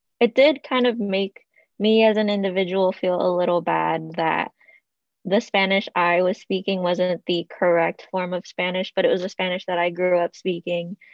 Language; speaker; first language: English; early bilingual, other home language; Spanish